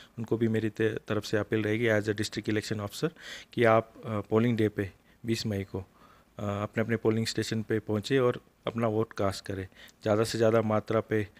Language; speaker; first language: Hindi; non-native, local second language; Marathi